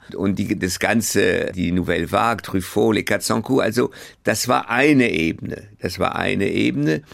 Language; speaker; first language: German; early bilingual, other home language; French